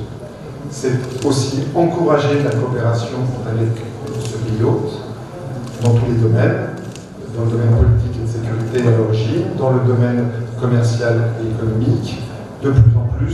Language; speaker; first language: French; native; French